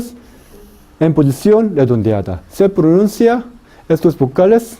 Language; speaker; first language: Spanish; non-native, fluent; Korean